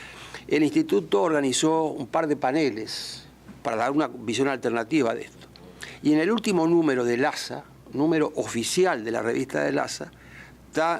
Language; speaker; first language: Spanish; native; Spanish